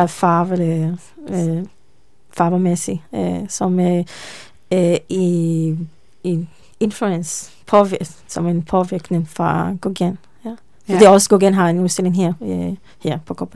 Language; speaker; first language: Danish; non-native, learner; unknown